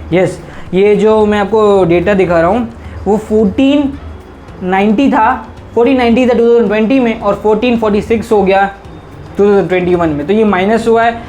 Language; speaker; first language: Hindi; native; Hindi